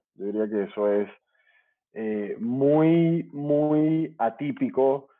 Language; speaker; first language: Spanish; native; Spanish